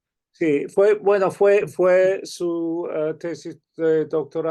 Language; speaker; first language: Spanish; non-native, fluent; English